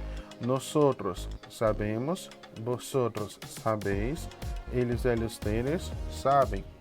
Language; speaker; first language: Spanish; non-native, fluent; Portuguese